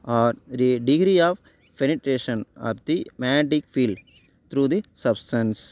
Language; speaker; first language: English; non-native, local second language; Tamil